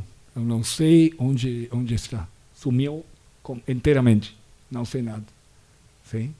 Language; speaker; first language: Portuguese; non-native, fluent; Spanish